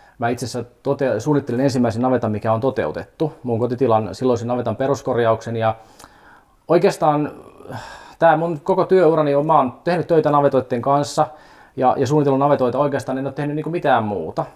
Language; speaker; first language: Finnish; native; Finnish